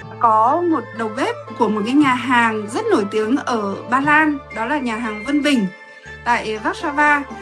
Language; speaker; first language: Vietnamese; native; Vietnamese